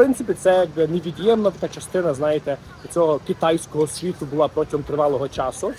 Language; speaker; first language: Ukrainian; native; Ukrainian